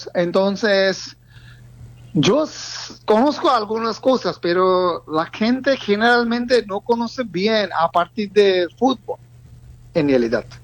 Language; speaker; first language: Spanish; non-native, fluent; Bangla